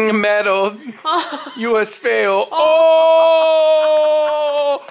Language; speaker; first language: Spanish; non-native, learner; English